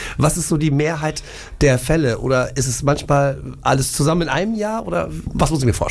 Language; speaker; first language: German; native; German